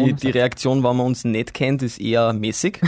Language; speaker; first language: German; native; German